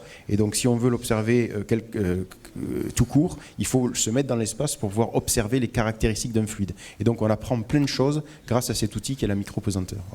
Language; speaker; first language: French; native; French